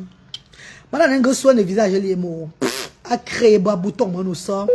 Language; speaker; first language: French; non-native, local second language; Lingala